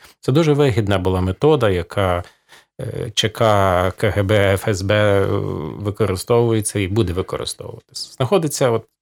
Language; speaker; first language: Ukrainian; native; Ukrainian